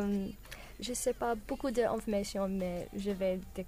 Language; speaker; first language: French; non-native, learner; English